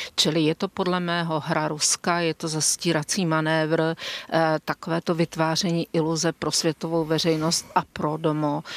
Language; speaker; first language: Czech; native; Czech